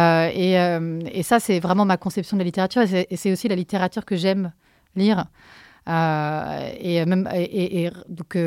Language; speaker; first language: French; native; French